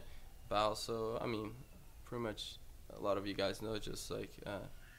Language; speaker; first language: English; non-native, fluent; Portuguese